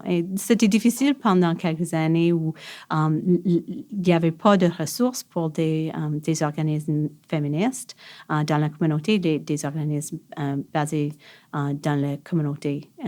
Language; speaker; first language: French; non-native, local second language; English